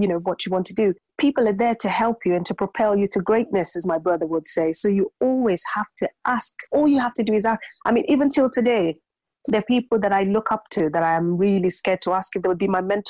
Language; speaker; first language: English; non-native, local second language; Yoruba